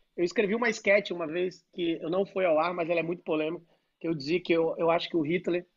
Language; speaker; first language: Portuguese; native; Portuguese